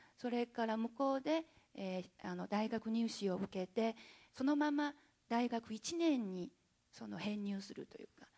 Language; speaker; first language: Japanese; non-native, fluent; Chinese